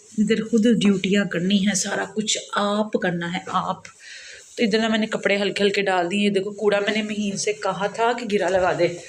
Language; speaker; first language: Urdu; native; Urdu